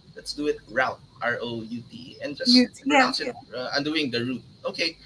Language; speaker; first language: English; non-native, local second language; Filipino